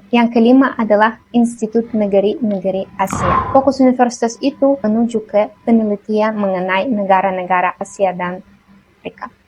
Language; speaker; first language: Malay; non-native, fluent; Russian